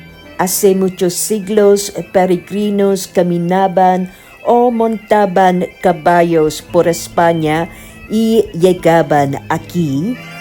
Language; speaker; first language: Spanish; non-native, learner; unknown